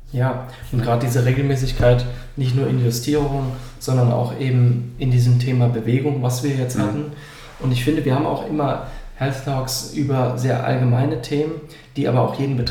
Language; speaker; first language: German; native; German